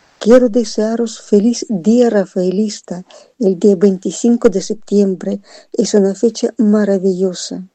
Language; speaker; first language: Spanish; non-native, fluent; Russian